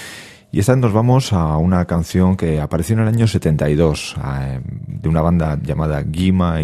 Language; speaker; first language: Spanish; native; Spanish